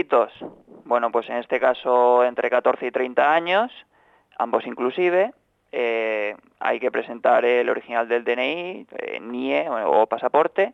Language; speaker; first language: Spanish; native; Spanish